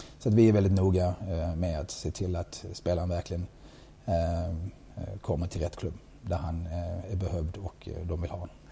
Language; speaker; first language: Swedish; native; Swedish